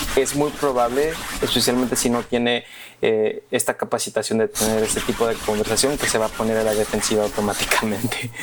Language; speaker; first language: Spanish; early bilingual, heritage; Spanish